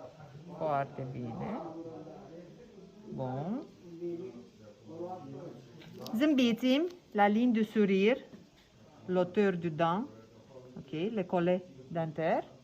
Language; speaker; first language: French; non-native, fluent; Romanian